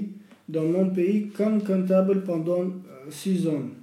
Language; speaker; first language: French; non-native, learner; Russian